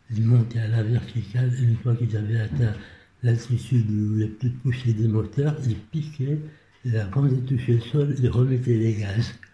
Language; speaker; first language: French; non-native, local second language; Arabic